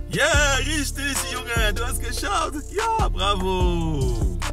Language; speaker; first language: German; non-native, learner; Lingala